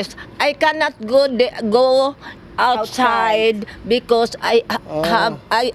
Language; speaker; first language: English; non-native, local second language; Cebuano